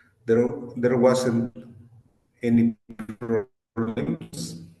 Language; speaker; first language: English; non-native, learner; Spanish